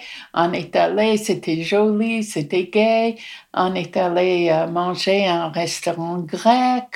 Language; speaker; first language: French; non-native, fluent; English